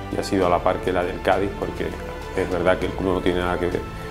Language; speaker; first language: Spanish; native; Spanish